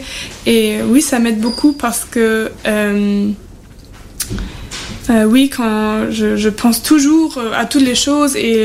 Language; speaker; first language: French; non-native, learner; German